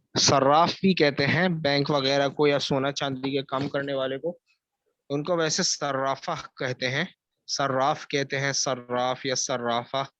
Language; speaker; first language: Urdu; native; Urdu